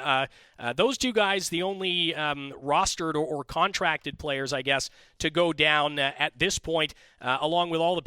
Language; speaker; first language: English; native; English